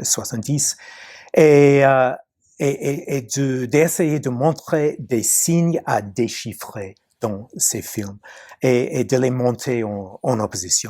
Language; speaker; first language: French; non-native, fluent; English